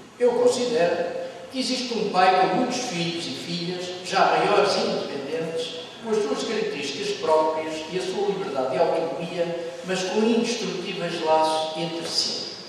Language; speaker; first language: Portuguese; native; Portuguese